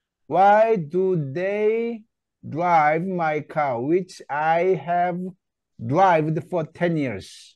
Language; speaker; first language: English; non-native, fluent; Korean